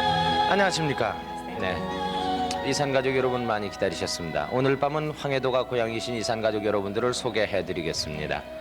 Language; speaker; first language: Korean; native; Korean